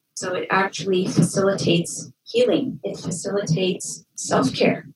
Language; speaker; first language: English; native; English